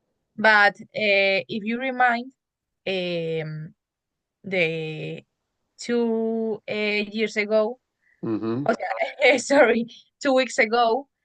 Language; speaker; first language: English; non-native, learner; Spanish